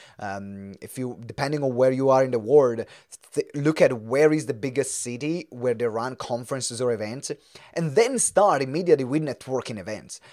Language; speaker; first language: English; non-native, fluent; Italian